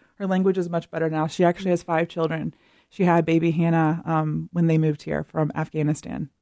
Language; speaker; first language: English; native; English